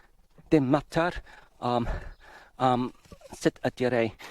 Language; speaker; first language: Welsh; non-native, fluent; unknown